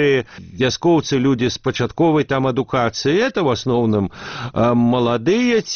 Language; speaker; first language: Belarusian; native; Belarusian